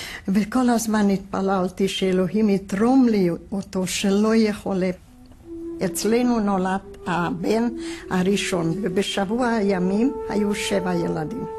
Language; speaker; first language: Hebrew; non-native, fluent; Hungarian